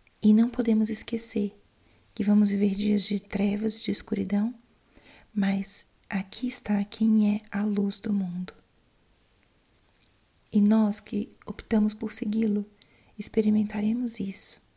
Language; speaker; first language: Portuguese; native; Portuguese